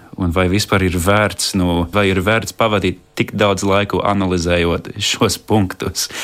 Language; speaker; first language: Latvian; non-native, fluent; English